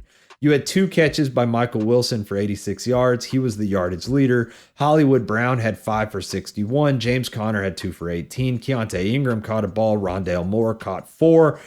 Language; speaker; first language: English; native; English